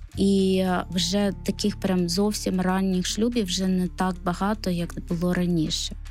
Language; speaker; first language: Ukrainian; non-native, local second language; Romany